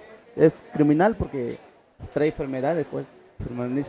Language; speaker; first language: Spanish; non-native, local second language; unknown